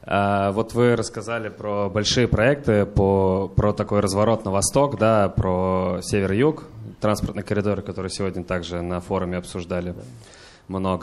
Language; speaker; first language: Russian; native; Russian